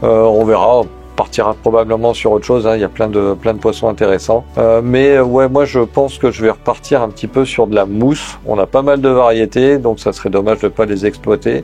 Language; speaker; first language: French; native; French